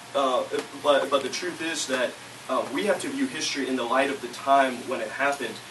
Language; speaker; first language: English; native; English